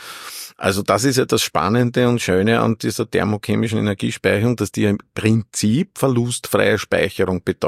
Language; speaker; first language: German; native; German